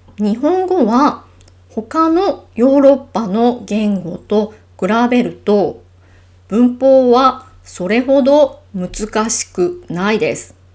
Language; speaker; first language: Japanese; native; Japanese